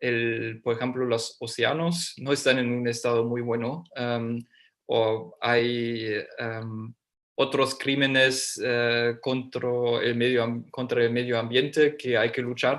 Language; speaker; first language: Spanish; non-native, fluent; German